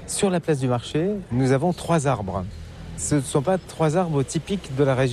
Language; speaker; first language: French; native; French